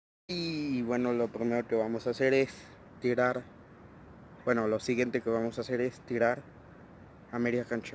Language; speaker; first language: Spanish; native; Spanish